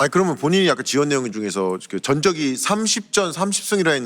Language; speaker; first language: Korean; native; Korean